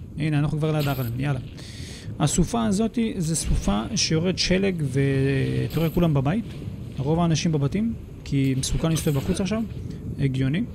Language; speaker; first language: Hebrew; native; Hebrew